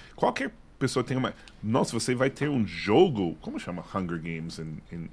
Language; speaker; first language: Portuguese; non-native, fluent; English